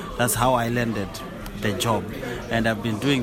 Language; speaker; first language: English; non-native, local second language; Shona